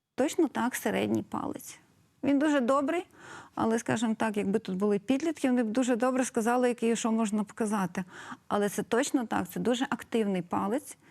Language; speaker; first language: Ukrainian; native; Ukrainian